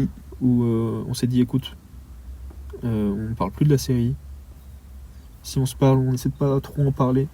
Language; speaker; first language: French; native; French